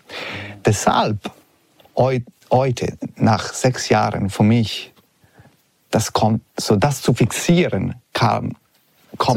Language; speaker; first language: German; non-native, learner; Italian